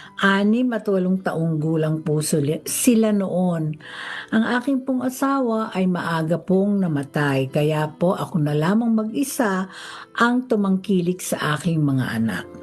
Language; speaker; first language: Filipino; native; Filipino